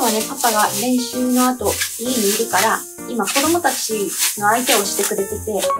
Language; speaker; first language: Japanese; native; Japanese